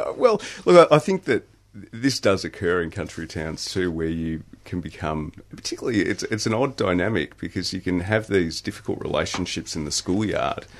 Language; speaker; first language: English; native; English